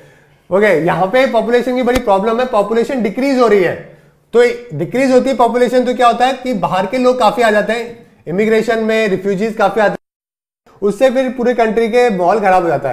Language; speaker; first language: Hindi; native; Hindi